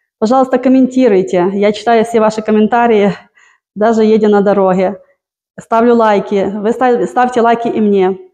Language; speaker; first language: Russian; native; Russian